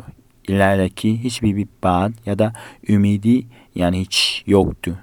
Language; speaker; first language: Turkish; non-native, fluent; Korean